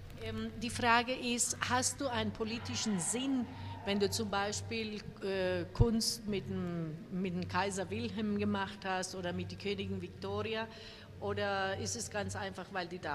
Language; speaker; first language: German; non-native, fluent; Spanish